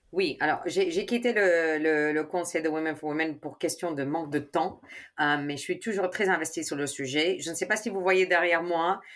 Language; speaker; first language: French; non-native, fluent; English